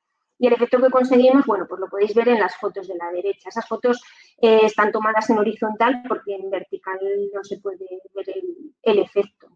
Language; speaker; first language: Spanish; native; Spanish